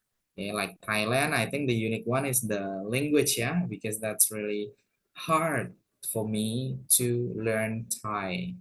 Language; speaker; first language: English; non-native, fluent; Indonesian